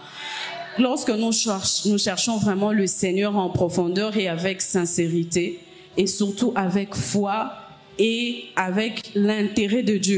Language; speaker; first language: French; non-native, local second language; Lingala